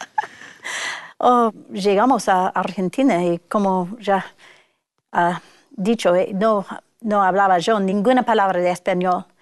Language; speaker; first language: Spanish; non-native, fluent; English